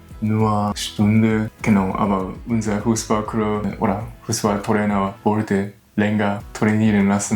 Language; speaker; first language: German; non-native, learner; Japanese